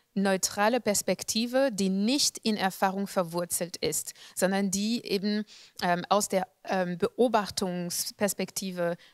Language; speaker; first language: German; non-native, fluent; French